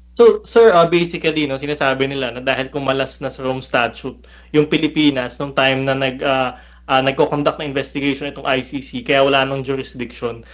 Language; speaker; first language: Filipino; native; Filipino